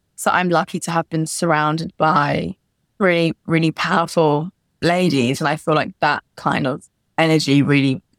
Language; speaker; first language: English; native; English